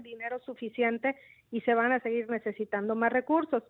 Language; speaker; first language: Spanish; native; Spanish